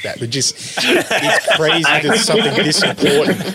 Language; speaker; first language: English; native; English